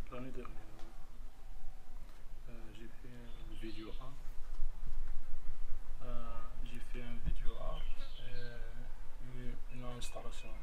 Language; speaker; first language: French; non-native, learner; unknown